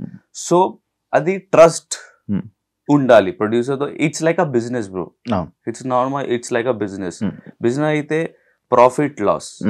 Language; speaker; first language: Telugu; non-native, learner; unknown